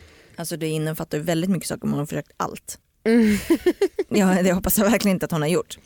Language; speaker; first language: Swedish; native; Swedish